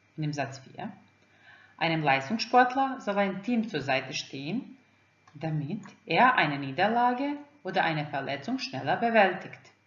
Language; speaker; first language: German; non-native, fluent; Croatian